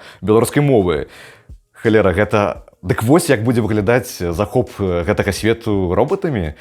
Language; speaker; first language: Belarusian; non-native, local second language; Russian